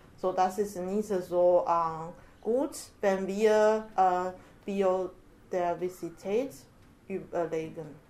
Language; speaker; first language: German; non-native, learner; Chinese